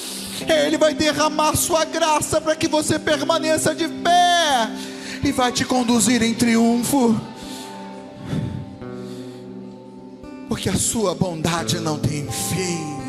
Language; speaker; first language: Portuguese; native; Portuguese